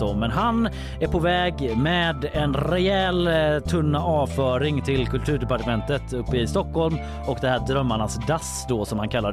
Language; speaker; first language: Swedish; native; Swedish